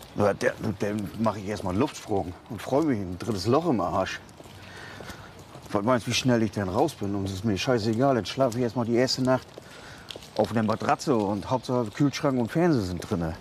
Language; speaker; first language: German; native; German